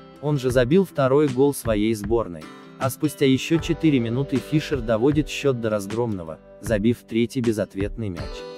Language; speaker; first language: Russian; native; Russian